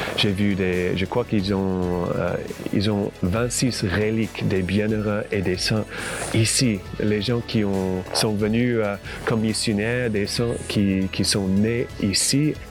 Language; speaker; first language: French; non-native, fluent; English